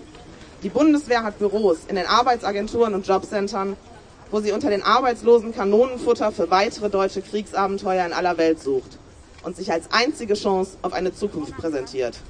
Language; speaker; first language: German; native; German